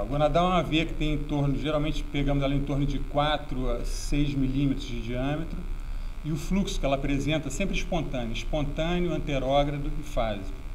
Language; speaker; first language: Portuguese; native; Portuguese